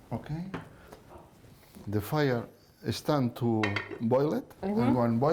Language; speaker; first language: English; non-native, learner; Catalan